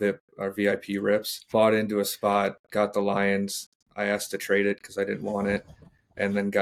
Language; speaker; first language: English; native; English